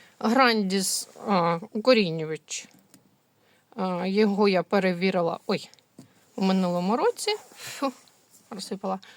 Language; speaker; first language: Ukrainian; non-native, local second language; Russian